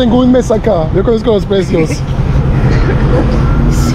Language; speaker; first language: Spanish; non-native, learner; French